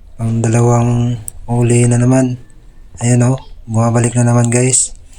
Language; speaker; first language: Filipino; non-native, local second language; Waray